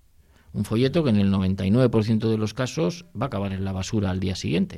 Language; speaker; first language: Spanish; native; Spanish